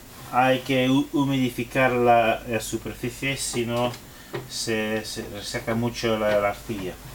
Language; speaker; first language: Spanish; non-native, fluent; English